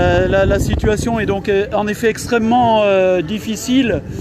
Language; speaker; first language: French; native; French